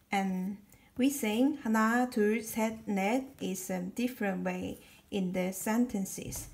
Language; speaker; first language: English; non-native, learner; Korean